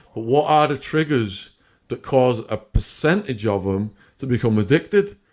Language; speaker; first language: English; native; English